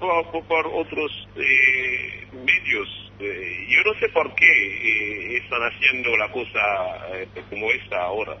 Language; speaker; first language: Spanish; non-native, fluent; Haitian Creole